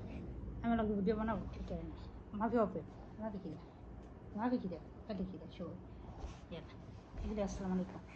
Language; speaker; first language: Arabic; non-native, learner; Bangla